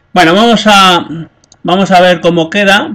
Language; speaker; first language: Spanish; native; Spanish